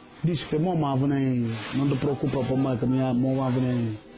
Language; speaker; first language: Italian; non-native, learner; Wolof